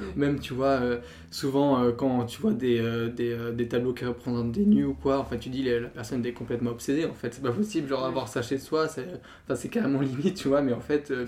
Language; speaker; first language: French; native; French